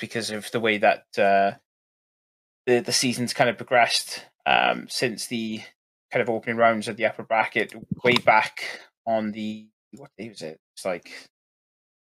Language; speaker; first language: English; native; English